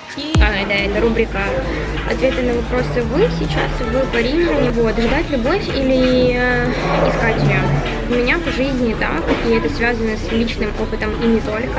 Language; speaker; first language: Russian; native; Russian